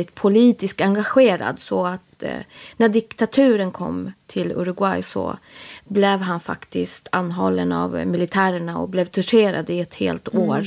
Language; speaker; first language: Swedish; native; Swedish